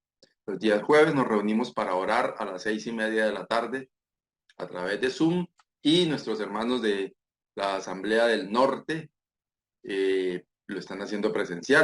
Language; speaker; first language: Spanish; native; Spanish